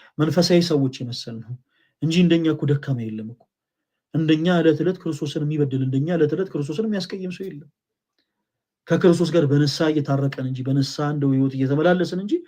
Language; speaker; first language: Amharic; native; Amharic